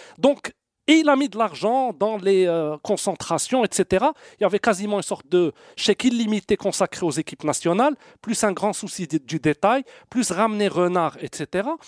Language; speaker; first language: French; non-native, local second language; Arabic